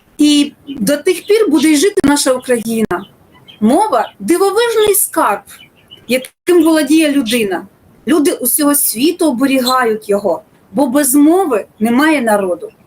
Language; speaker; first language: Ukrainian; native; Ukrainian